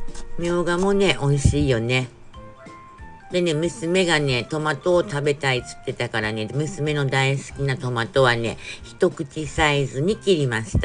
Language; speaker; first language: Japanese; native; Japanese